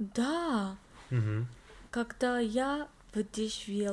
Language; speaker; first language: Russian; non-native, learner; English